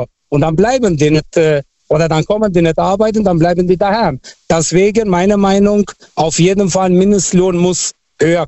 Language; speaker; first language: German; non-native, fluent; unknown